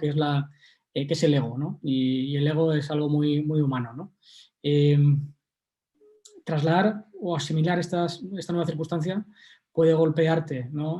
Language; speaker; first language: Spanish; native; Spanish